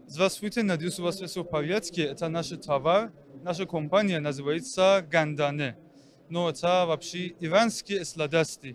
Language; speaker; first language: Russian; non-native, learner; Persian